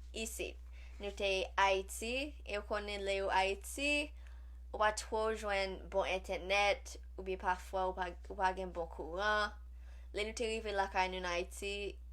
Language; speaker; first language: Haitian Creole; native; Haitian Creole